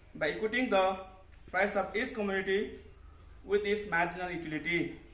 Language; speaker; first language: English; non-native, local second language; Nepali